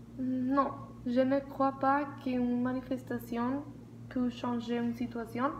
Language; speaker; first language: French; non-native, learner; Spanish